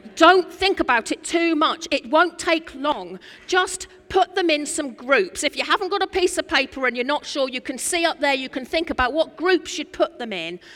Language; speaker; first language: English; native; English